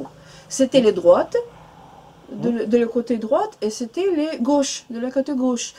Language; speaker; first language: French; non-native, learner; Russian